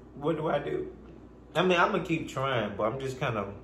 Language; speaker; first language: English; native; English